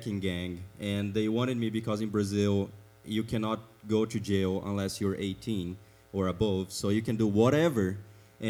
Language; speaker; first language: English; non-native, fluent; Portuguese